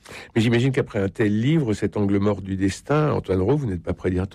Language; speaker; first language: French; native; French